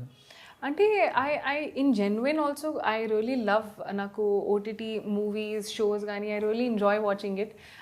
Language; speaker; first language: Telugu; non-native, fluent; Hindi